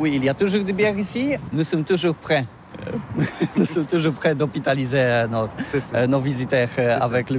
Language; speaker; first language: French; non-native, learner; Polish